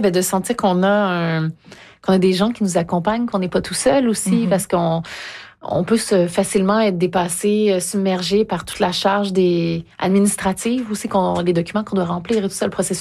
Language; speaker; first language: French; native; French